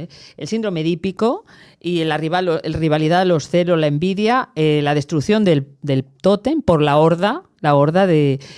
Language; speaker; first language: Spanish; native; Spanish